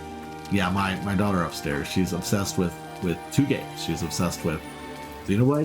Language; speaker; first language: English; native; English